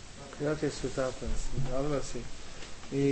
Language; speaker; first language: Spanish; non-native, learner; English